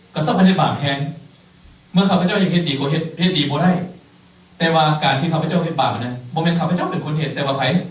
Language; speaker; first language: Thai; non-native, local second language; Lao